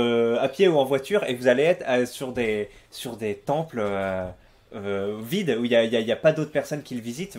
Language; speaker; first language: French; native; French